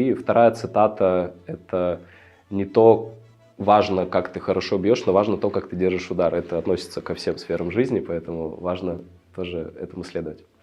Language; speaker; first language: Russian; native; Russian